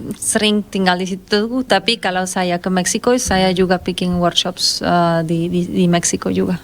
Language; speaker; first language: Indonesian; non-native, fluent; Spanish